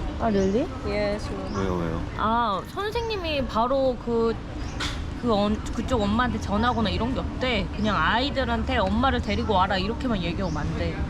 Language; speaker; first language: Korean; native; Korean